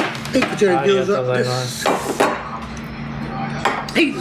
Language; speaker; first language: Japanese; native; Japanese